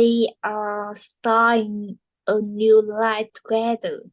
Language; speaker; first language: English; non-native, learner; Vietnamese